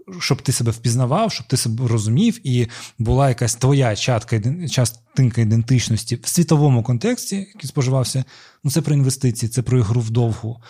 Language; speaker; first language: Ukrainian; non-native, local second language; Russian